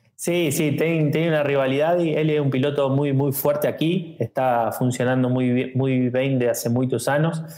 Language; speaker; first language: Portuguese; non-native, learner; Spanish